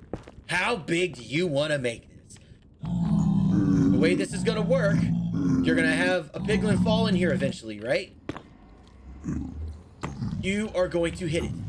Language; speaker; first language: English; native; English